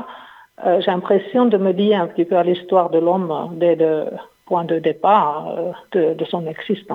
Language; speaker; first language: French; non-native, fluent; Finnish